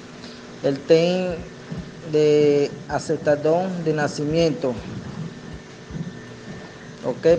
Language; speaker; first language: Portuguese; non-native, learner; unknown